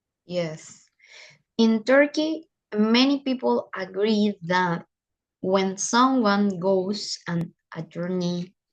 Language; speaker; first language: English; non-native, learner; Spanish